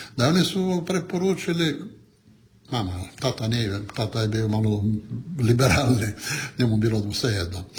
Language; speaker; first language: Croatian; non-native, local second language; Italian